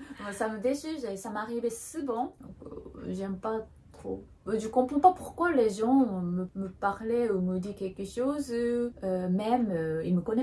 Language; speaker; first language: French; non-native, learner; Japanese